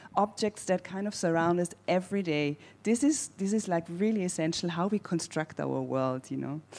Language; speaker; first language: English; non-native, fluent; German